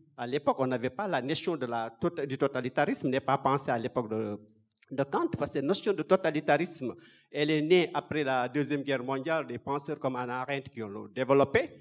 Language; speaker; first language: French; non-native, local second language; Wolof